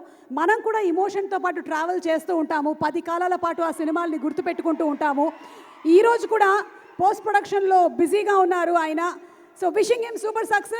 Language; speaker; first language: Telugu; native; Telugu